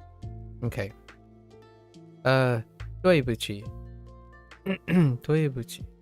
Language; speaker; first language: Chinese; non-native, learner; English